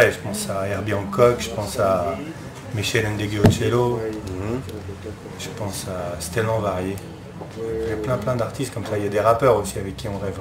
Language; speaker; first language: French; native; French